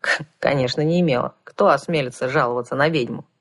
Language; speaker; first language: Russian; native; Russian